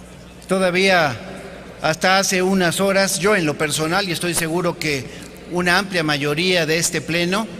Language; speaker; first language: Spanish; native; Spanish